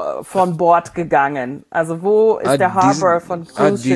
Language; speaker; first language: German; native; German